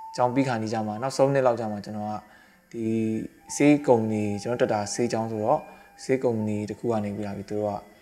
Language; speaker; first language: Burmese; non-native, local second language; Shan